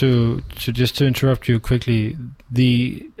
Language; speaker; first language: English; non-native, fluent; Danish